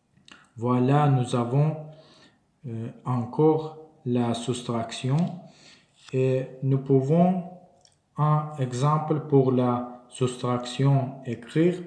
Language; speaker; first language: French; non-native, learner; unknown